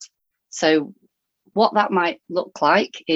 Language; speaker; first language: English; native; English